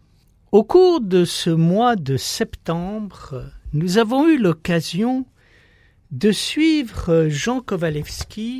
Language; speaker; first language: French; native; French